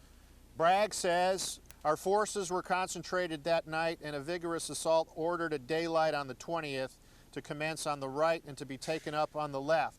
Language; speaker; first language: English; native; English